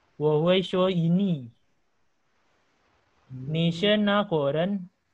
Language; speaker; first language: Chinese; non-native, learner; Indonesian